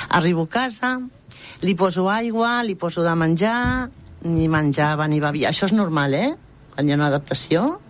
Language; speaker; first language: Catalan; non-native, local second language; Spanish